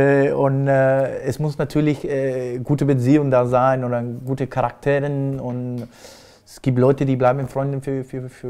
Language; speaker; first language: German; non-native, fluent; Spanish